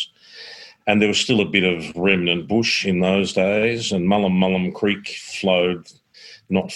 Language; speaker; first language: English; native; English